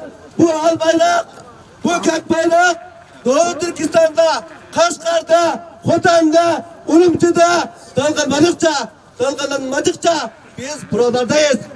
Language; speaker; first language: Turkish; non-native, fluent; Uyghur